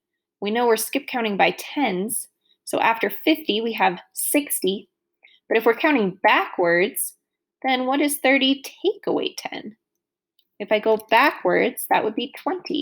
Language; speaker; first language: English; native; English